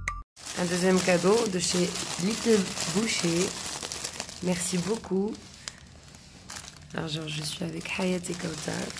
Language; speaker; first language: French; non-native, local second language; Arabic